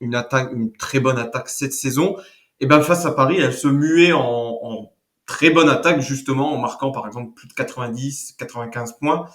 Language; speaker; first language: French; native; French